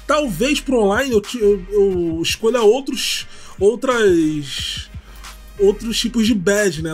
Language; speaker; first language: Portuguese; native; Portuguese